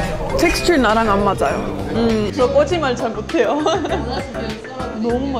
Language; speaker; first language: Korean; non-native, fluent; Estonian